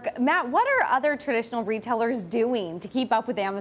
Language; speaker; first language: English; native; English